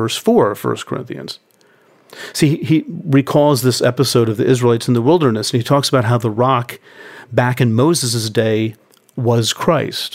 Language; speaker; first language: English; native; English